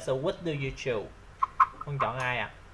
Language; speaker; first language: English; non-native, learner; Vietnamese